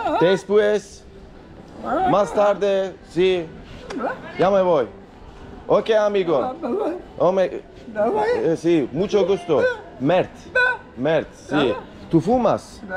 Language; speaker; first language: Spanish; non-native, learner; Turkish